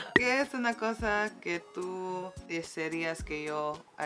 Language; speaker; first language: Spanish; early bilingual, heritage; Spanish